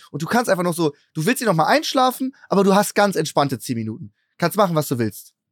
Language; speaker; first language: German; native; German